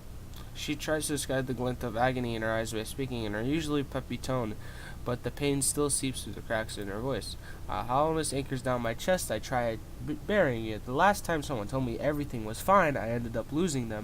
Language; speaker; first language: English; native; English